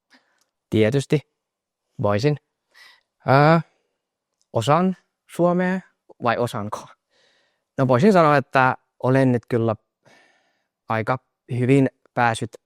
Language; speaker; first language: Finnish; non-native, fluent; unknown